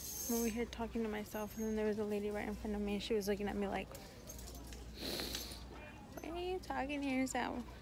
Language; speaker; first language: English; early bilingual, other home language; Spanish